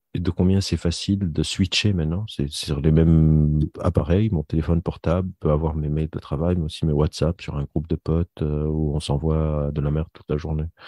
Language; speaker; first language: French; non-native, local second language; Arabic